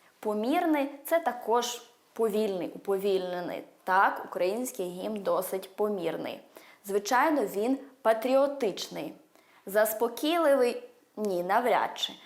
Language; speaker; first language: Ukrainian; early bilingual, heritage; Ukrainian